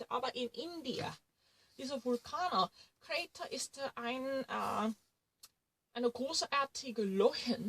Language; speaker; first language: German; non-native, learner; Korean